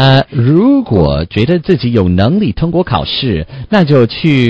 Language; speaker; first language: Chinese; non-native, learner; English